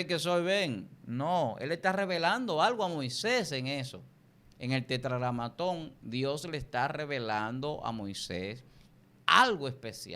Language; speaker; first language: Spanish; native; Spanish